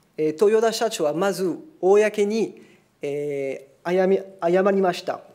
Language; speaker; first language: Japanese; non-native, fluent; French